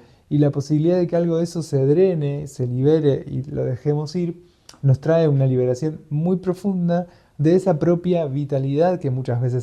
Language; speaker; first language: Spanish; native; Spanish